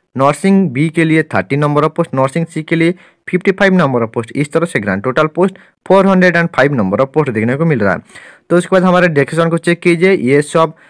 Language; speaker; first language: Hindi; non-native, local second language; Bangla